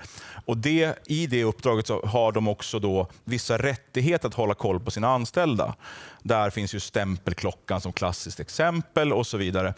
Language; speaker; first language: Swedish; native; Swedish